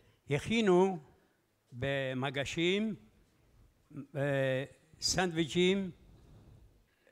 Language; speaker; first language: Hebrew; early bilingual, other home language; Arabic